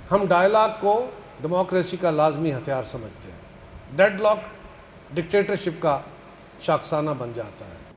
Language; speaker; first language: Urdu; non-native, local second language; Punjabi